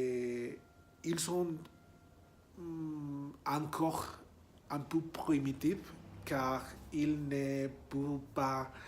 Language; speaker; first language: French; non-native, learner; Spanish